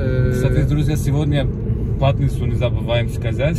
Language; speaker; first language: Russian; non-native, fluent; Turkish